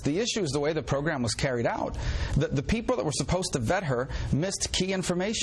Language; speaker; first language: English; native; English